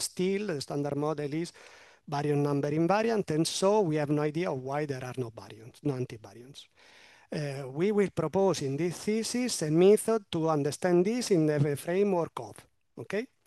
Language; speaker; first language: English; non-native, fluent; Italian